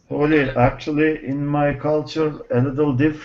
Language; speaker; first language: English; non-native, learner; Turkish